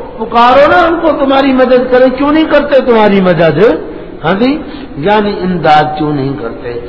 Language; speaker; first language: Urdu; non-native, local second language; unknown